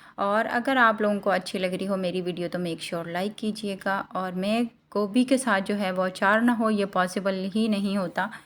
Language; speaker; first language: Urdu; native; Urdu